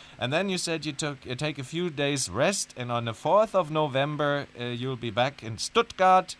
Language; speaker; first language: English; non-native, fluent; German